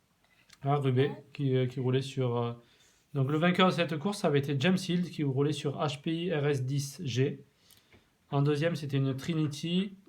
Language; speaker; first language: French; native; French